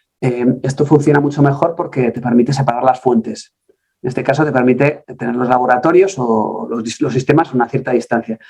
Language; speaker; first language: Spanish; native; Spanish